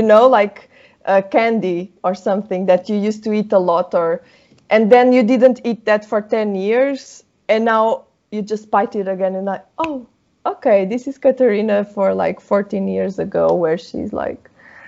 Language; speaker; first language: English; non-native, fluent; Portuguese